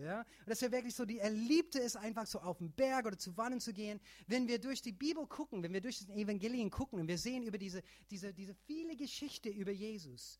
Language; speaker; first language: German; non-native, fluent; English